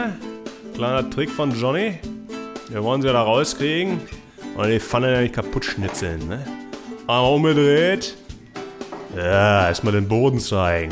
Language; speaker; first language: German; native; German